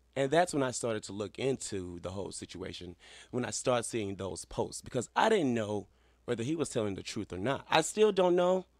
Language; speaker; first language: English; native; English